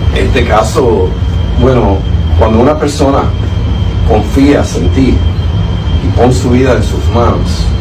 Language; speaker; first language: Spanish; early bilingual, heritage; Spanish